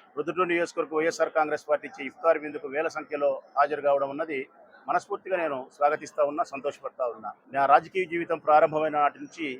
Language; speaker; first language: Telugu; native; Telugu